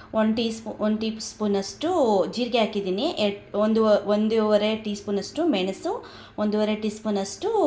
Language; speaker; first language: Kannada; native; Kannada